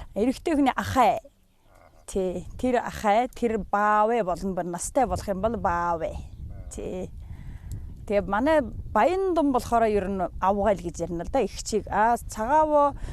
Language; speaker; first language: Mongolian; non-native, local second language; Buriat